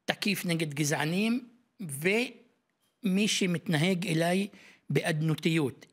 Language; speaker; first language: Hebrew; non-native, local second language; Arabic